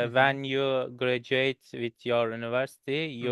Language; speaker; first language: English; non-native, learner; Turkish